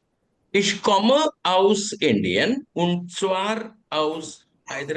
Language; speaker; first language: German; non-native, fluent; Telugu